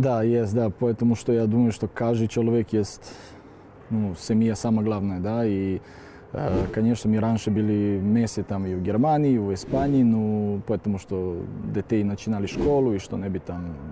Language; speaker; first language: Russian; non-native, learner; Serbian